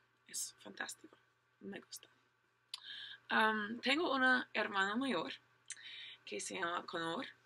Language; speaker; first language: Spanish; non-native, learner; English